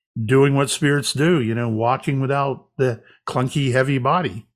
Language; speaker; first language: English; native; English